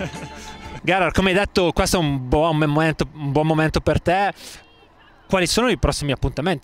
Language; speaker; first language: Italian; native; Italian